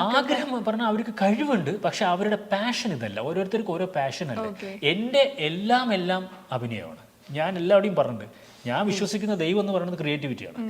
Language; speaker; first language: Malayalam; non-native, local second language; Tulu